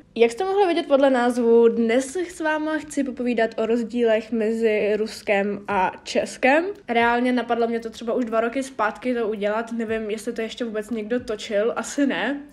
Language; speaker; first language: Czech; early bilingual, other home language; Russian